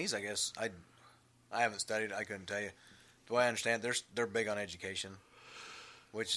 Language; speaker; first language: English; native; English